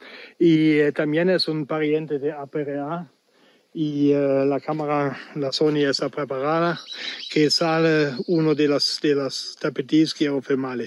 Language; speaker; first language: Spanish; non-native, learner; German